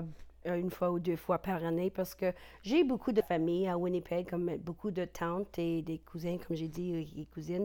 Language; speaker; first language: French; non-native, local second language; English